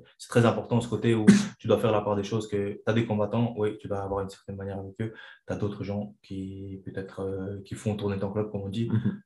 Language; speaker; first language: French; non-native, fluent; Chechen